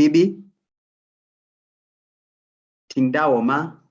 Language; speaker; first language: Chinese; non-native, fluent; Swahili